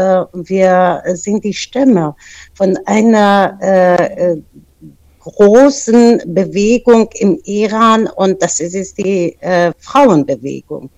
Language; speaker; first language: German; non-native, fluent; Persian